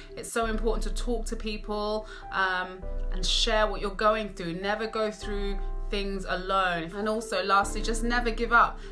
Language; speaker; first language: English; native; English